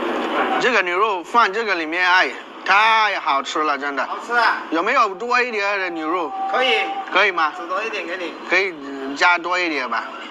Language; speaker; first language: Chinese; non-native, fluent; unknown